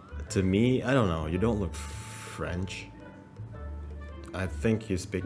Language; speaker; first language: English; non-native, fluent; Indonesian